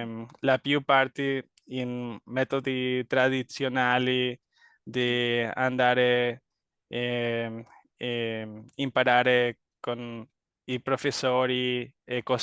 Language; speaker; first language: Italian; non-native, learner; Spanish